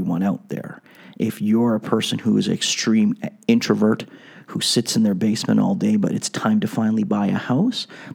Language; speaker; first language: English; native; English